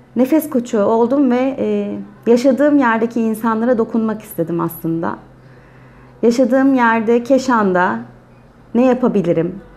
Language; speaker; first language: Turkish; native; Turkish